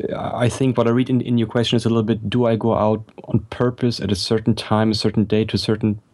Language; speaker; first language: English; non-native, fluent; German